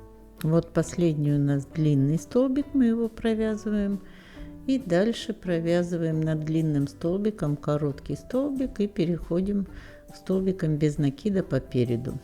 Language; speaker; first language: Russian; native; Russian